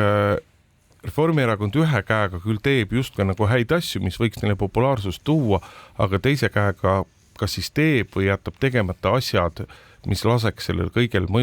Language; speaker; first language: Estonian; native; Estonian